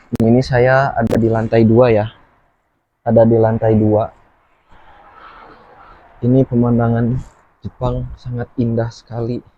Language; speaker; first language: Indonesian; native; Indonesian